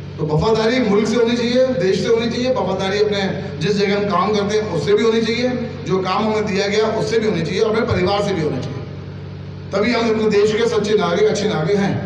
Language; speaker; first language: Hindi; native; Hindi